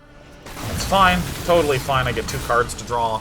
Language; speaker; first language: English; native; English